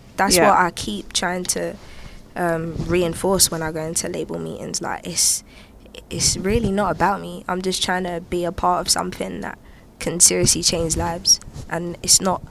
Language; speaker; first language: English; native; English